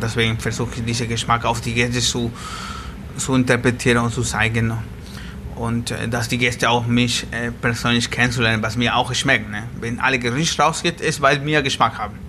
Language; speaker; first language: German; non-native, learner; Spanish